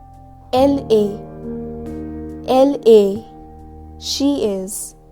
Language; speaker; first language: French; non-native, fluent; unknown